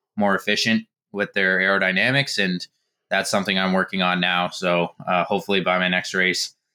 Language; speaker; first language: English; native; English